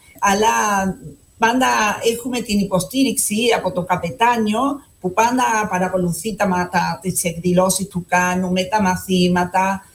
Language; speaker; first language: Greek; non-native, fluent; Spanish